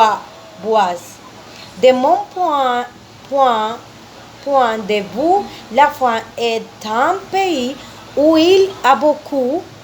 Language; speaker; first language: French; non-native, learner; Spanish